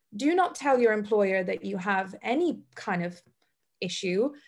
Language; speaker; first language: English; non-native, fluent; Bosnian